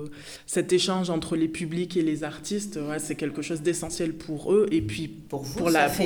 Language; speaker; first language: French; native; French